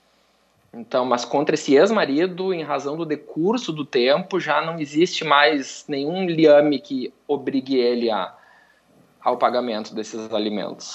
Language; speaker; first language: Portuguese; native; Portuguese